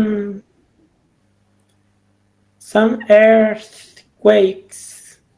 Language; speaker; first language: English; non-native, learner; Spanish